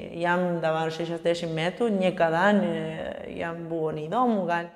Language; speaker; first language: Lithuanian; early bilingual, heritage; Spanish